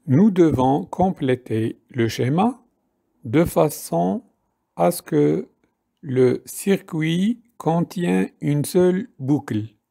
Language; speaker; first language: French; non-native, local second language; Arabic